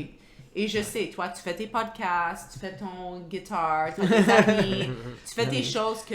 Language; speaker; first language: French; non-native, local second language; English